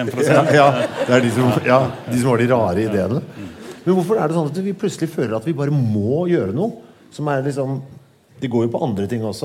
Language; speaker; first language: Norwegian; native; Norwegian